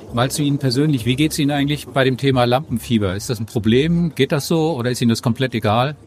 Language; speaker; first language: German; native; German